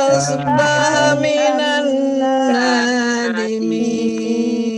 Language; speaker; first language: Arabic; non-native, learner; Indonesian